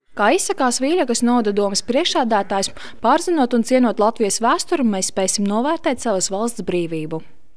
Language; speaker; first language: Latvian; native; Latvian